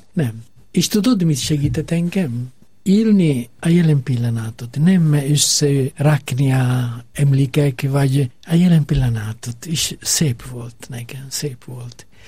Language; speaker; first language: Hungarian; non-native, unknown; Italian